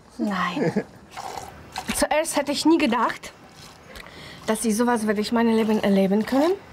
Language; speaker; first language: German; non-native, fluent; Polish